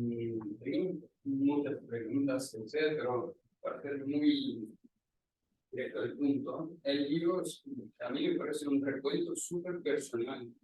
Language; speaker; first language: Spanish; non-native, fluent; Portuguese